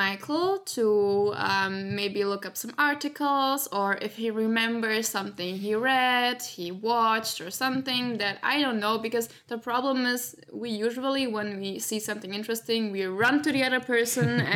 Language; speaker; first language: English; non-native, fluent; Slovak